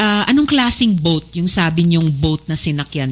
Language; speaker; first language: Filipino; native; Filipino